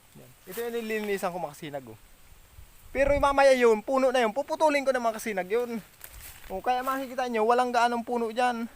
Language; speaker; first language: Filipino; native; Filipino